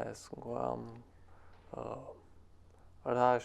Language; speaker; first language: English; non-native, learner; Romanian